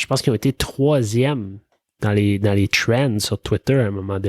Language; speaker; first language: French; native; French